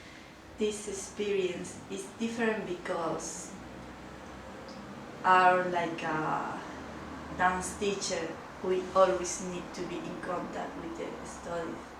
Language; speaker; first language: English; non-native, learner; Spanish